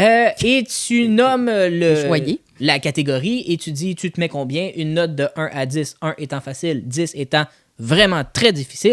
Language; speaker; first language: French; native; French